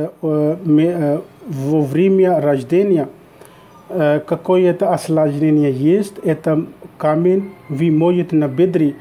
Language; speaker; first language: Russian; non-native, learner; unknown